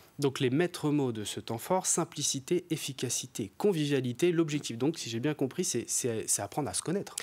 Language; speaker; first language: French; native; French